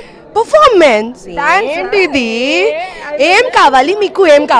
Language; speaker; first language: Telugu; non-native, learner; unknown